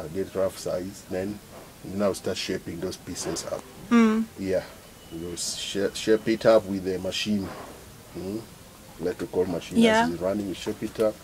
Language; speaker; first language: English; non-native, local second language; Acoli